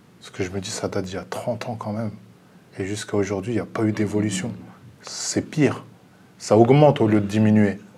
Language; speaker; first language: French; early bilingual, other home language; Lingala